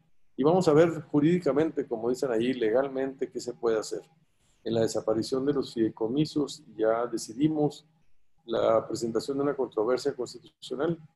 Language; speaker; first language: Spanish; native; Spanish